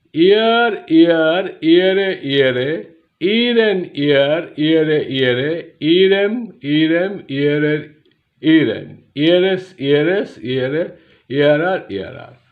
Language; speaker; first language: German; non-native, fluent; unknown